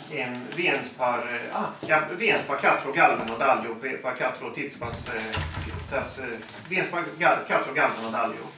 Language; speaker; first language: Latvian; native; Latvian